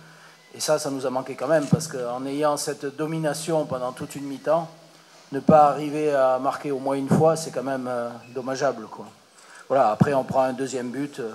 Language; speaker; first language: French; native; French